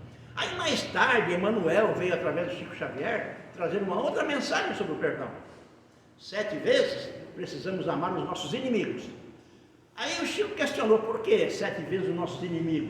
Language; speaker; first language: Portuguese; native; Portuguese